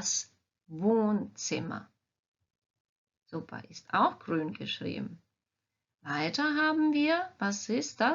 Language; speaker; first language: German; non-native, fluent; Croatian